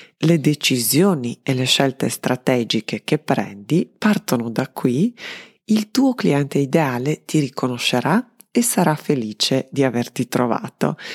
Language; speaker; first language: Italian; non-native, fluent; Serbian